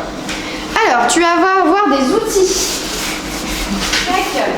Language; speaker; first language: French; native; French